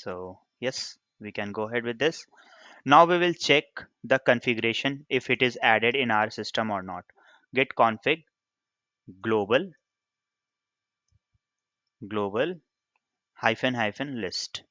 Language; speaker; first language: English; non-native, local second language; Hindi